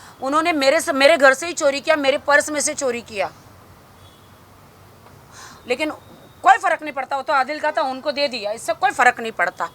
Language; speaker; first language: Hindi; native; Hindi